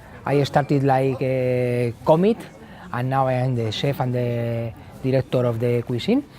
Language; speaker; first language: English; non-native, learner; Spanish